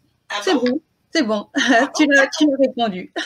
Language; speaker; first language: French; native; French